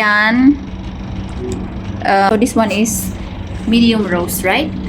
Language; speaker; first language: English; non-native, local second language; Filipino